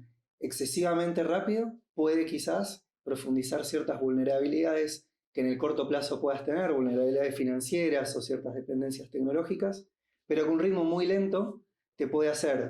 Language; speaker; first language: Spanish; native; Spanish